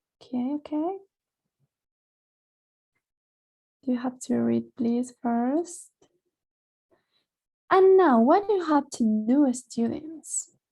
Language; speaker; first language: English; non-native, fluent; Spanish